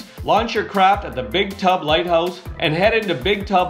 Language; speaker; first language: English; native; English